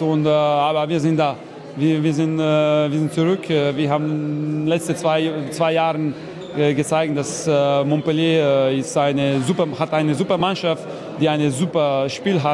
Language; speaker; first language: German; non-native, learner; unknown